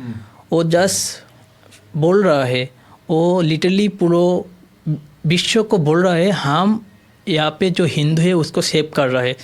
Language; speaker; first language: Hindi; non-native, learner; Bangla